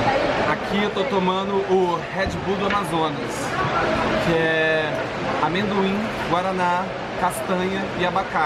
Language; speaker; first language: Portuguese; native; Portuguese